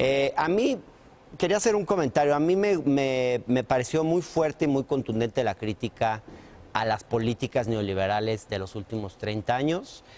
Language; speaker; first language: Spanish; native; Spanish